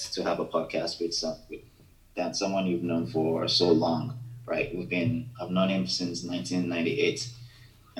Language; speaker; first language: English; non-native, local second language; Yoruba